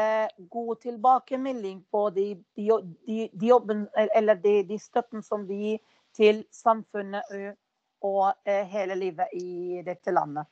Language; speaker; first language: Norwegian; non-native, fluent; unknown